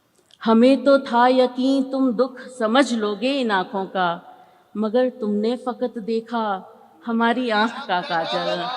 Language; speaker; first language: Hindi; native; Hindi